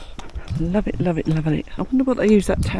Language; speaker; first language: English; native; English